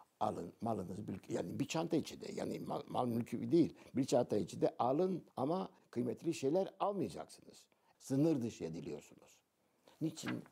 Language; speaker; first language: Turkish; non-native, local second language; Greek